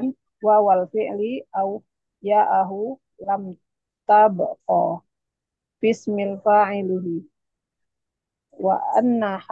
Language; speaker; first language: Arabic; non-native, learner; Indonesian